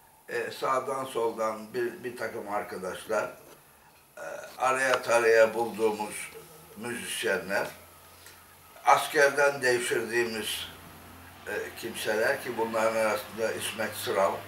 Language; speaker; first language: Turkish; native; Turkish